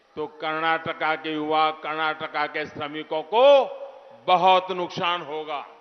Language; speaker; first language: Hindi; non-native, local second language; Gujarati